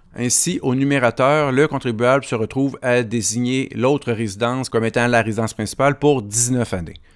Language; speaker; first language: French; native; French